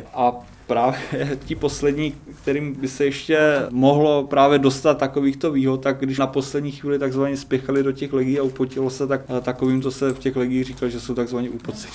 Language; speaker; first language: Czech; native; Czech